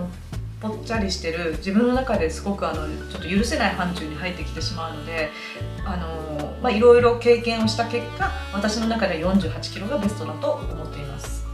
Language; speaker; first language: Japanese; native; Japanese